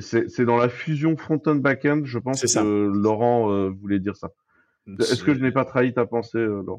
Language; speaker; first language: French; native; French